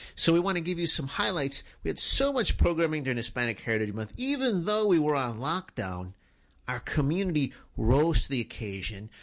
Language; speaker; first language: English; early bilingual, other home language; Spanish